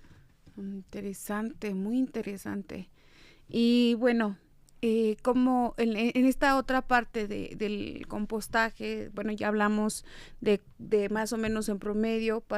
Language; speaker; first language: Spanish; native; Spanish